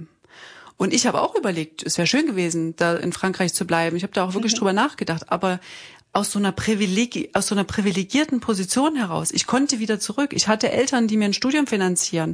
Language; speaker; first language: German; native; German